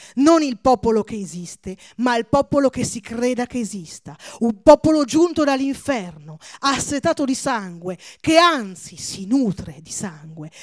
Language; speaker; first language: Italian; early bilingual, other home language; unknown